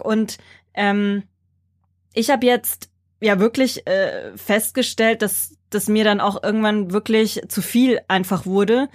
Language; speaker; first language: German; native; German